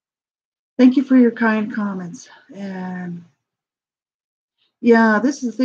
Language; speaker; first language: English; native; English